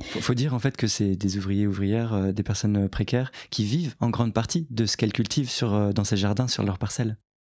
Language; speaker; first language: French; native; French